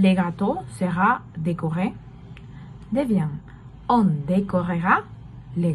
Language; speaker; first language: French; non-native, learner; Spanish